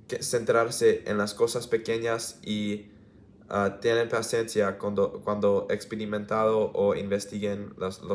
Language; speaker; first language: Spanish; non-native, learner; English